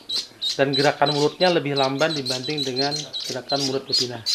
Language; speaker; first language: Indonesian; native; Indonesian